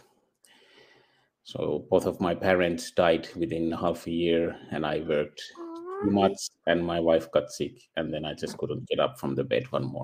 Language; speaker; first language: English; non-native, fluent; Finnish